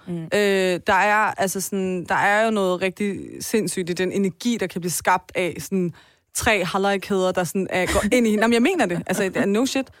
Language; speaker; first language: Danish; early bilingual, other home language; Persian